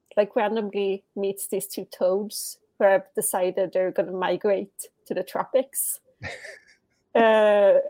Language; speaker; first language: English; non-native, fluent; Swedish